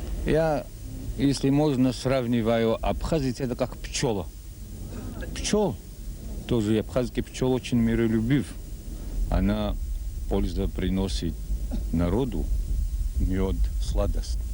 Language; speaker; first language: Russian; non-native, local second language; Abkhazian